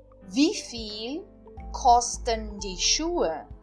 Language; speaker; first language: German; non-native, fluent; Portuguese